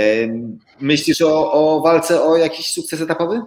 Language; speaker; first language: Polish; native; Polish